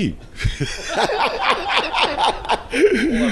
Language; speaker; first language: French; non-native, fluent; Dutch